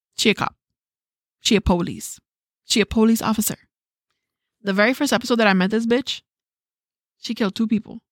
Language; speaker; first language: English; early bilingual, other home language; Spanish